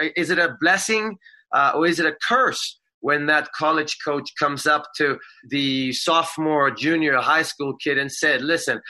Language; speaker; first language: English; non-native, fluent; Swedish